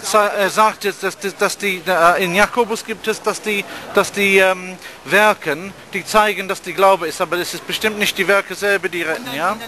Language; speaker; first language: German; non-native, fluent; English